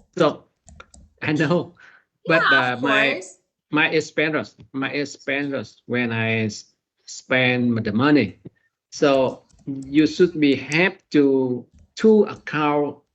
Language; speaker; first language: English; non-native, learner; Vietnamese